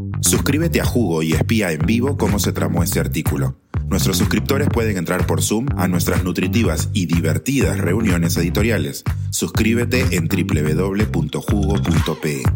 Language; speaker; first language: Spanish; native; Spanish